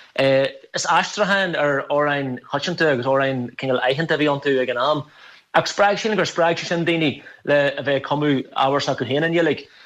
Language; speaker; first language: Irish; non-native, local second language; English